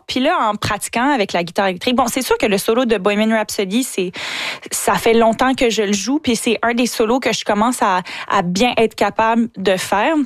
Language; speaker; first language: French; native; French